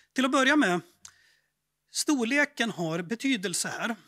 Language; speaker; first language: Swedish; native; Swedish